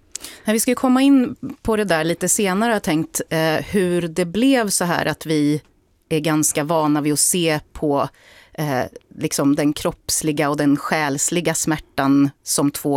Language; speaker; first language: Swedish; native; Swedish